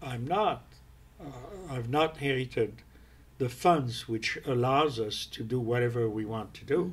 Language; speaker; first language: English; non-native, fluent; French